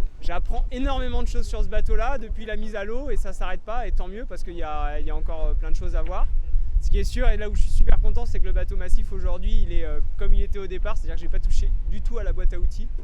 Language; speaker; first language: French; native; French